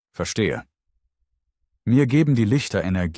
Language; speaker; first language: German; native; German